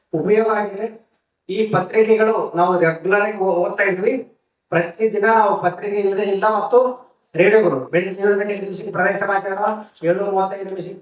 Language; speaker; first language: Kannada; native; Kannada